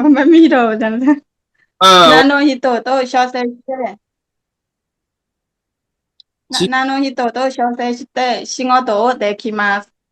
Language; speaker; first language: Japanese; non-native, learner; Burmese